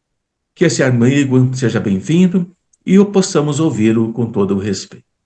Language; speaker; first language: Portuguese; native; Portuguese